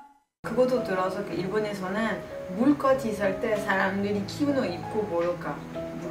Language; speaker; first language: Korean; non-native, fluent; French